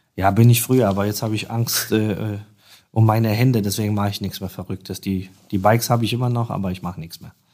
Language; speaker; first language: German; non-native, fluent; Polish